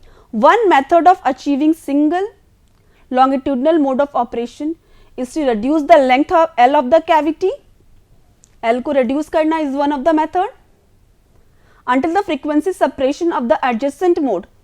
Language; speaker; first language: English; non-native, local second language; Hindi